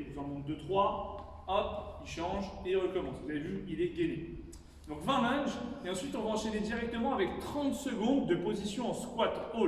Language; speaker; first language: French; native; French